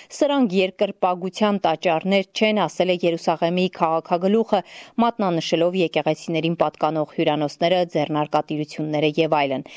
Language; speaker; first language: Armenian; native; Armenian